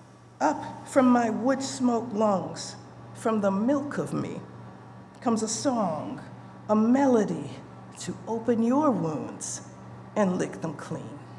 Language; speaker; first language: English; native; English